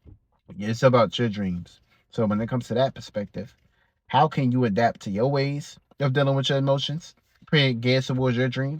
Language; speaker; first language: English; native; English